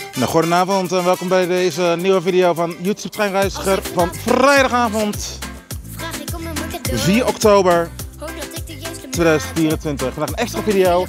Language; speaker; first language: Dutch; native; Dutch